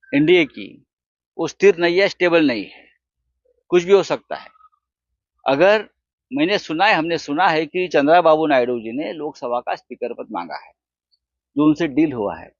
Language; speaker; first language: Hindi; non-native, local second language; Marathi